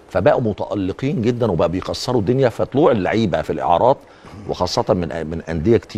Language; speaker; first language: Arabic; native; Arabic